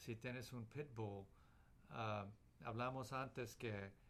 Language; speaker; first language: Spanish; early bilingual, heritage; Spanish